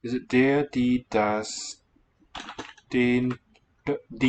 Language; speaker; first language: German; non-native, learner; English